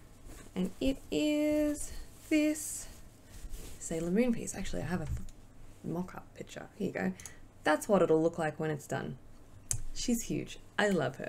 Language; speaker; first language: English; native; English